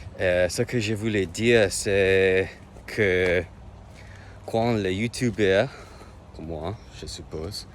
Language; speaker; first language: French; non-native, learner; English